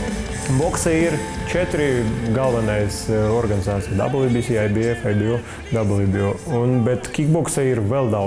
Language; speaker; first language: Latvian; non-native, local second language; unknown